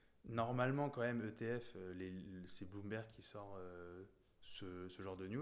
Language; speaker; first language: French; native; French